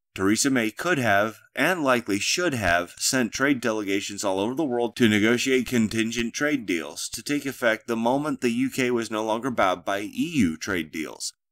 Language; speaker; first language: English; native; English